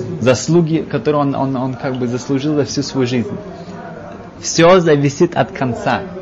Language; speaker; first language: Russian; early bilingual, heritage; Russian